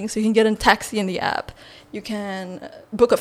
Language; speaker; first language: English; non-native, local second language; Chinese